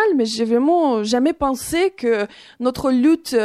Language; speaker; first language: French; non-native, fluent; Ukrainian